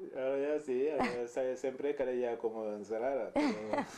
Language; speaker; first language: Spanish; non-native, learner; Wolof